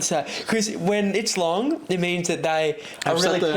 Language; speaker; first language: English; native; English